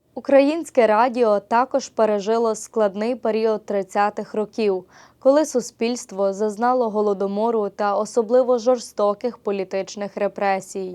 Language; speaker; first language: Ukrainian; early bilingual, heritage; Ukrainian